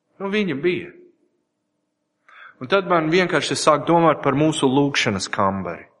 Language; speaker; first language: Latvian; non-native, learner; English